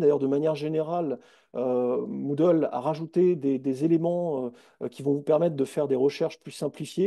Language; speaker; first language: French; native; French